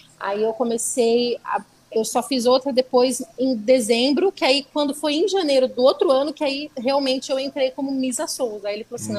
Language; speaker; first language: Portuguese; native; Portuguese